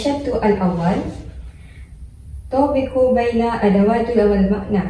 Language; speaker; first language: Arabic; non-native, learner; Malay